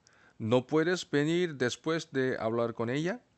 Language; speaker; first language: Spanish; non-native, fluent; Korean